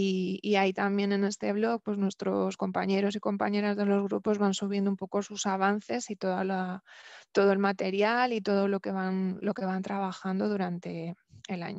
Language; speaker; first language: Spanish; native; Spanish